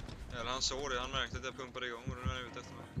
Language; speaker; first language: Swedish; native; Swedish